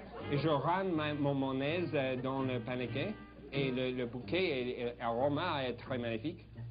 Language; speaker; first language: French; non-native, learner; English